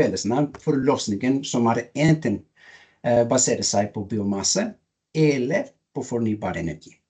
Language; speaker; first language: Norwegian; non-native, learner; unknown